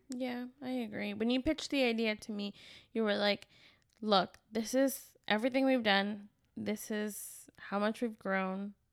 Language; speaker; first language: English; early bilingual, other home language; Spanish